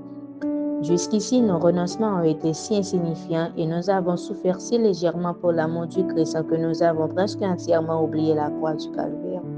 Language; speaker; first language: French; non-native, local second language; Haitian Creole